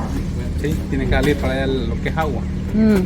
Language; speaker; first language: Spanish; native; Spanish